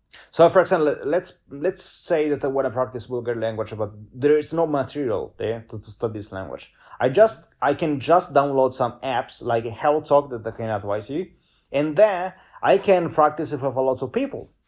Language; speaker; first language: English; non-native, fluent; Italian